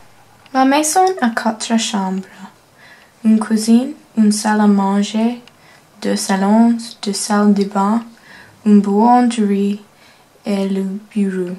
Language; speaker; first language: French; non-native, learner; English